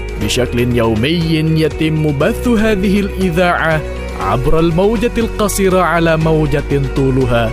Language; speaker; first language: Arabic; non-native, fluent; Indonesian